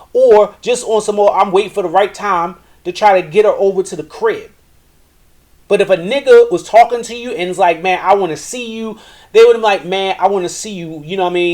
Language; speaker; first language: English; native; English